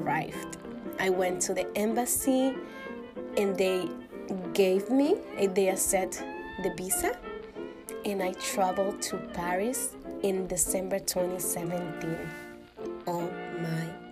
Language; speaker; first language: English; non-native, learner; Spanish